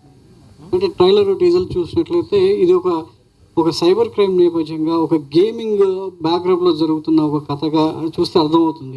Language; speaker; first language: Telugu; native; Telugu